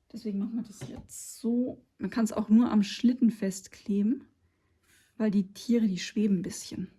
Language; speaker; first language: German; native; German